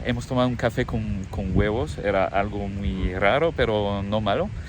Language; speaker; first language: Spanish; non-native, fluent; French